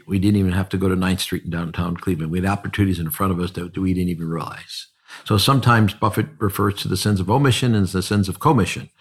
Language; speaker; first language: English; native; English